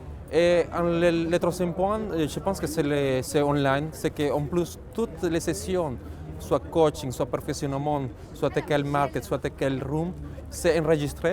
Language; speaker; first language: French; non-native, fluent; Spanish